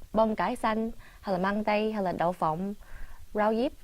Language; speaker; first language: Vietnamese; early bilingual, other home language; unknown